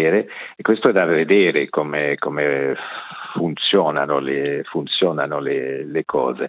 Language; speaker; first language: Italian; non-native, local second language; French